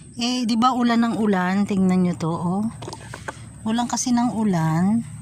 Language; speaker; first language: Filipino; native; Filipino